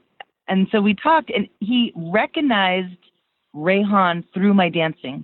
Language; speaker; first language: English; native; English